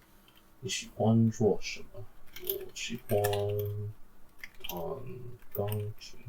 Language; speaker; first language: Chinese; non-native, learner; English